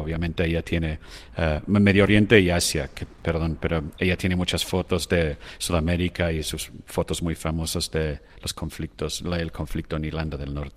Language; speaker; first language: Spanish; non-native, fluent; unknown